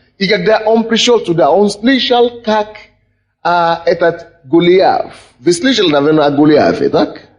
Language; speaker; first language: Russian; non-native, fluent; Yoruba